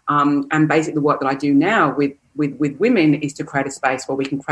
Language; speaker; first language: English; native; English